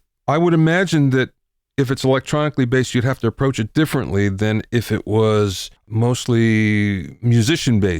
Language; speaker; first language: English; native; English